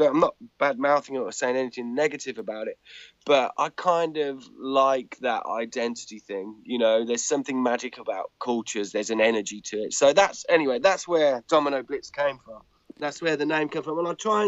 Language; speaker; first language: English; native; English